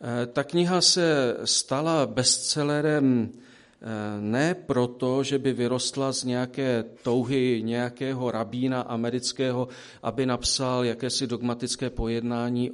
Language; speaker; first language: Czech; native; Czech